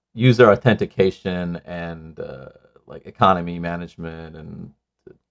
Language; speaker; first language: English; non-native, local second language; Sinhala